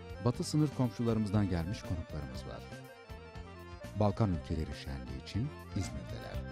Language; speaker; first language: Turkish; native; Turkish